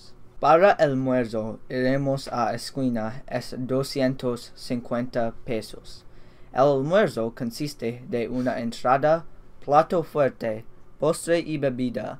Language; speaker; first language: Spanish; non-native, learner; English